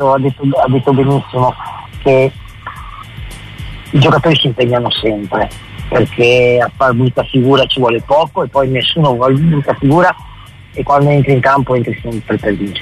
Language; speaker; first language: Italian; native; Italian